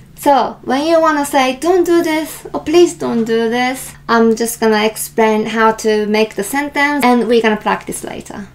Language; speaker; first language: English; non-native, fluent; Japanese